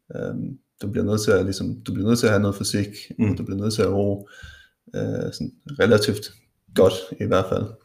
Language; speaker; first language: Danish; non-native, local second language; Faroese